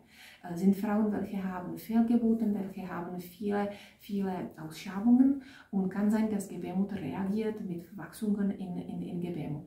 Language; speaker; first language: German; non-native, fluent; Czech